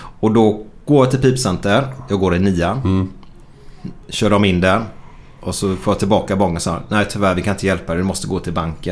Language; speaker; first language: Swedish; native; Swedish